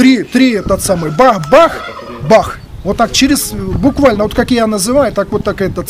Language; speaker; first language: Russian; native; Russian